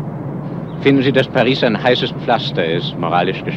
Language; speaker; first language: German; native; German